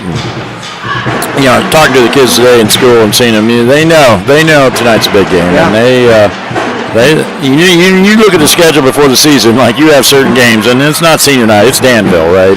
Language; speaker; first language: English; native; English